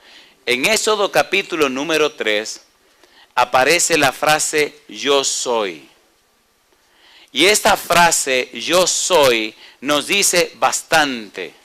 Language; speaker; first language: Spanish; native; Spanish